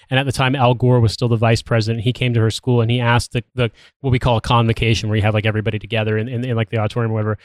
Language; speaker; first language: English; native; English